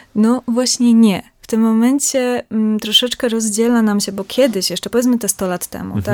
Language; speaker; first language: Polish; native; Polish